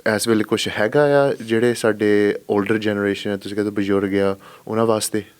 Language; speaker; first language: Punjabi; early bilingual, heritage; Punjabi